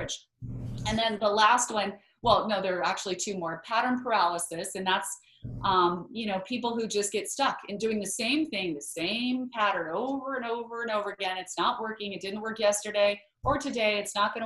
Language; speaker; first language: English; native; English